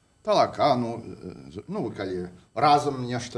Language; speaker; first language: Belarusian; non-native, fluent; English